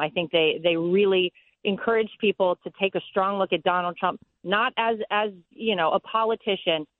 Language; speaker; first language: English; native; English